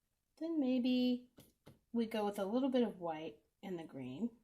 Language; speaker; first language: English; native; English